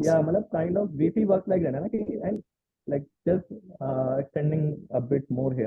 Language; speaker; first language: English; non-native, local second language; Hindi